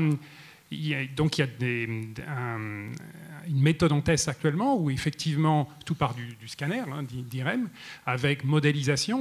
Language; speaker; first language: French; native; French